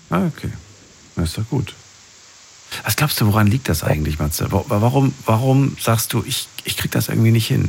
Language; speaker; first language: German; native; German